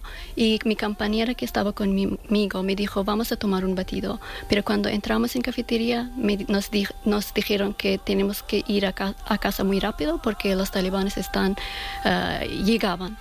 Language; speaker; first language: Spanish; non-native, learner; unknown